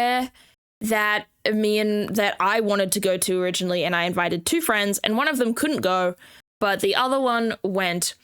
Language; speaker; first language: English; native; English